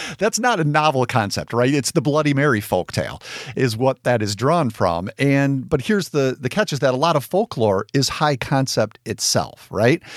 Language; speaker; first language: English; native; English